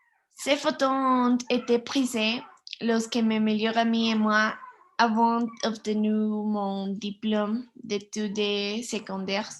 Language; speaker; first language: French; non-native, learner; Spanish